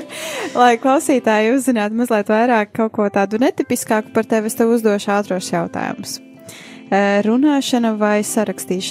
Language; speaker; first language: Latvian; native; Latvian